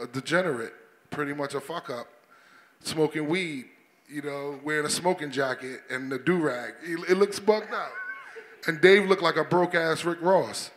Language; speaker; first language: English; native; English